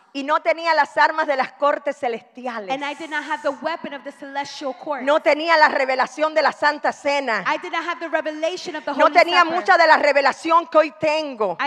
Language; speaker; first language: Spanish; native; Spanish